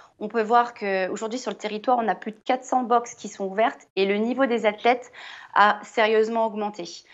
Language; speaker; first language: French; native; French